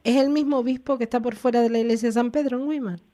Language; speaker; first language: Spanish; native; Spanish